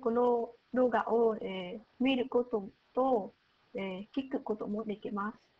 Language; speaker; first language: Japanese; non-native, learner; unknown